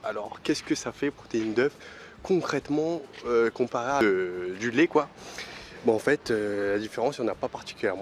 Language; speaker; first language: French; native; French